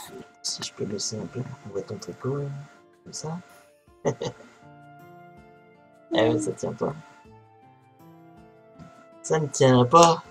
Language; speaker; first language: French; native; French